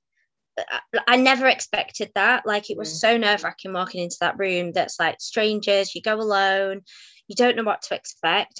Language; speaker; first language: English; native; English